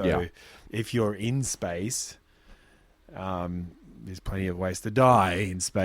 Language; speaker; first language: English; native; English